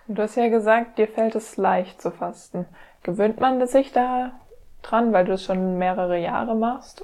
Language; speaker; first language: German; native; German